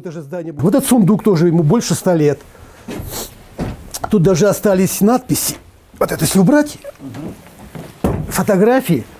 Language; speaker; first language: Russian; native; Russian